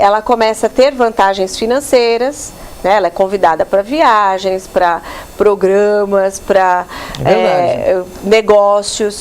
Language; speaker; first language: Portuguese; native; Portuguese